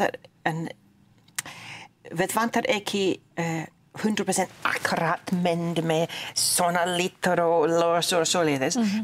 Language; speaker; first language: Icelandic; non-native, learner; English